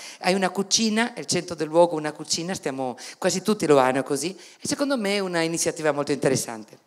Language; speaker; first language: Italian; non-native, fluent; Spanish